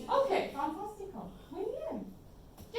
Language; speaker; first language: Spanish; non-native, fluent; English